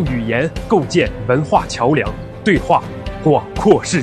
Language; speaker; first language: Chinese; native; Chinese